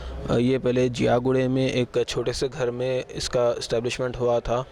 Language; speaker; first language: Urdu; native; Urdu